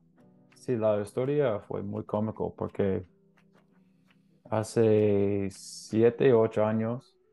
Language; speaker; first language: Spanish; non-native, learner; English